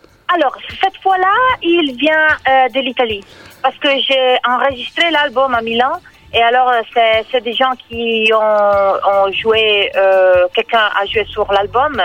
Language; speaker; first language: French; non-native, learner; Italian